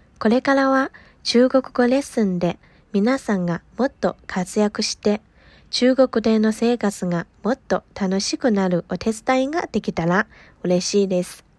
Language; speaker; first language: Japanese; non-native, fluent; Chinese